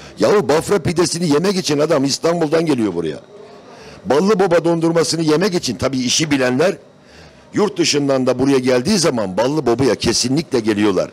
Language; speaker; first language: Turkish; native; Turkish